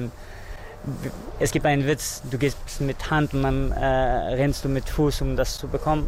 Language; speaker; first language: German; non-native, fluent; Persian